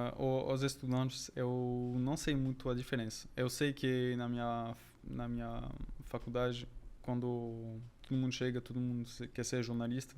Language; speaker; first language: Portuguese; non-native, fluent; French